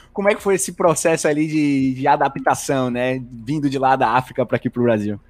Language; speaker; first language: Portuguese; native; Portuguese